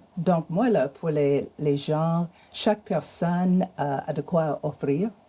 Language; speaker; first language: French; non-native, fluent; English